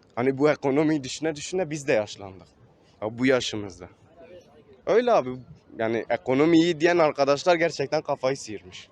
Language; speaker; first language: Turkish; non-native, local second language; Kurdish